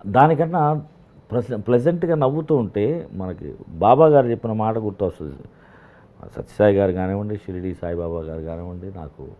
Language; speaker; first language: Telugu; native; Telugu